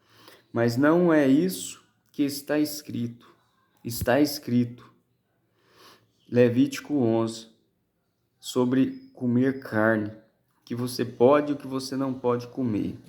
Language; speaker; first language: Portuguese; native; Portuguese